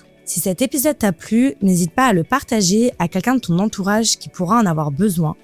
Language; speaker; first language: French; native; French